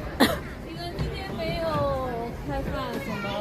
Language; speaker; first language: Chinese; native; Chinese